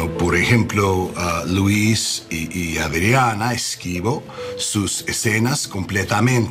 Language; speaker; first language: Spanish; non-native, learner; English